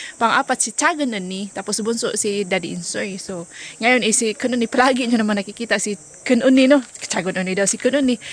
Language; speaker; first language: Filipino; non-native, local second language; Cebuano